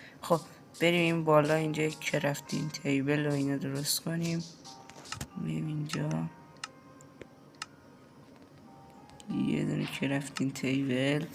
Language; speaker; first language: Persian; native; Persian